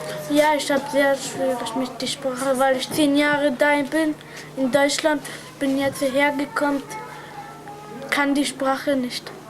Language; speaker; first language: German; early bilingual, other home language; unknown